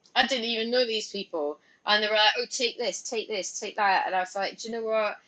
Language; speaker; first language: English; native; English